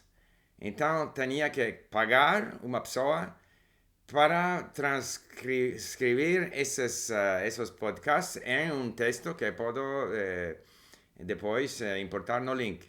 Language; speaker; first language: Spanish; non-native, fluent; English